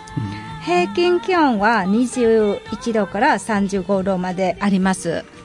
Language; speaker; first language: Japanese; non-native, fluent; Vietnamese